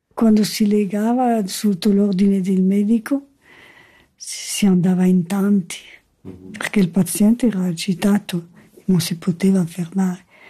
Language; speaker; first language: Italian; non-native, local second language; German